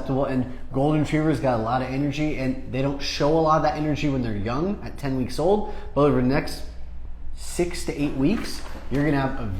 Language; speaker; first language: English; native; English